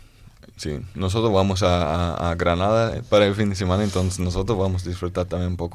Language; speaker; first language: Spanish; non-native, fluent; German